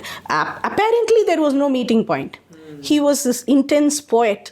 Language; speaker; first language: English; non-native, local second language; Tamil